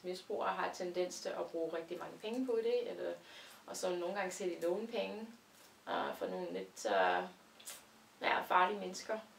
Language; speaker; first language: Danish; non-native, fluent; English